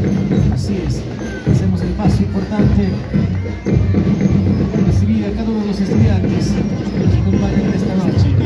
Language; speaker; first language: Spanish; native; Spanish